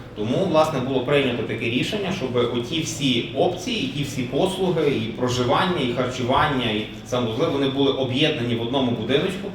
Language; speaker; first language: Ukrainian; native; Ukrainian